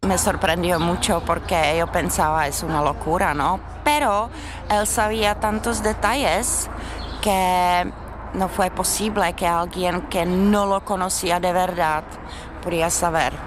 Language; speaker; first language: Spanish; non-native, fluent; Czech